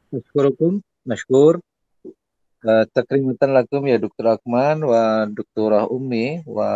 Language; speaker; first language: Arabic; non-native, fluent; Indonesian